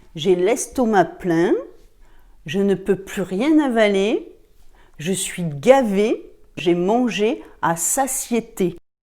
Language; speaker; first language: French; native; French